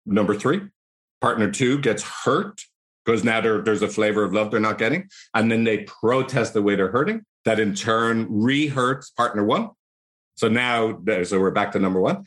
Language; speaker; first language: English; native; English